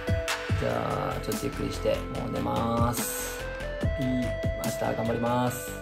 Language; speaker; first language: Japanese; native; Japanese